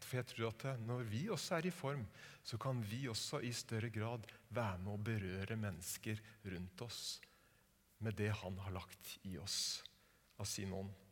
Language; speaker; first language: Norwegian; native; Norwegian